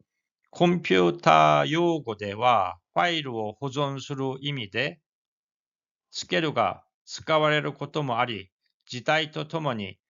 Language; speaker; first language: Japanese; non-native, fluent; Korean